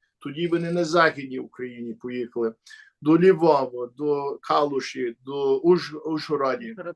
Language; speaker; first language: Ukrainian; early bilingual, heritage; Ukrainian